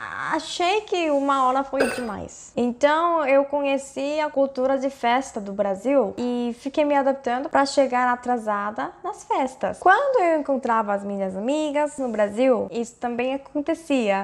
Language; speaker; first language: Portuguese; non-native, fluent; Korean